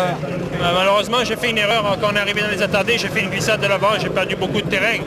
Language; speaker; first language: French; native; French